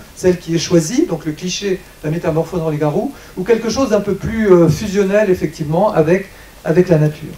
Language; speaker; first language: French; native; French